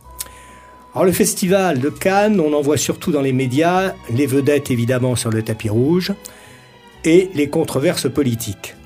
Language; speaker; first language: French; native; French